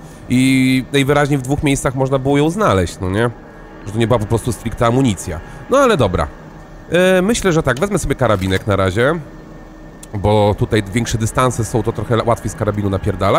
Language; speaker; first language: Polish; native; Polish